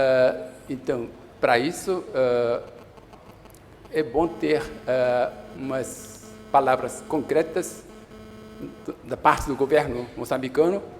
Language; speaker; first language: Portuguese; non-native, fluent; Japanese